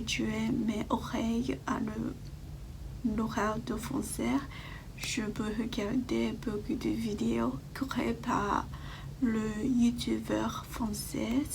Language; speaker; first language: French; non-native, learner; Japanese